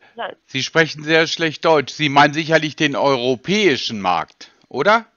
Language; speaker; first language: German; native; German